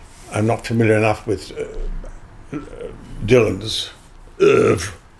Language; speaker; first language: English; native; English